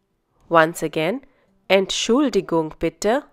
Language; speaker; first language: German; non-native, fluent; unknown